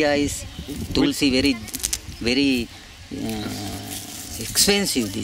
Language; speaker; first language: English; non-native, learner; Sinhala